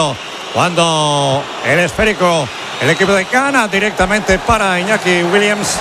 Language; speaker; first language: Spanish; native; Spanish